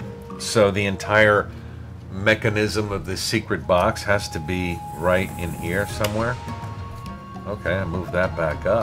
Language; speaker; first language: English; native; English